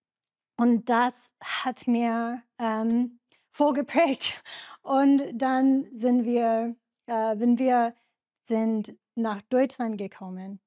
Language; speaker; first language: German; non-native, learner; English